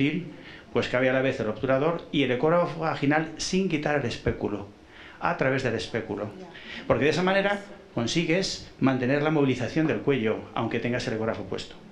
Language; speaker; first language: Spanish; native; Spanish